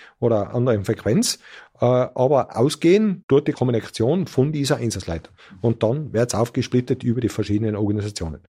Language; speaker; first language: German; native; German